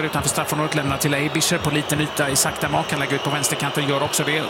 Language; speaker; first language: Swedish; native; Swedish